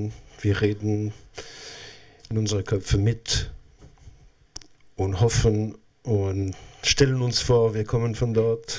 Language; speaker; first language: German; non-native, local second language; French